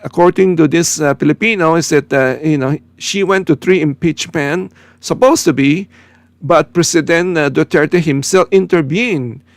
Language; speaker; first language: English; non-native, local second language; Filipino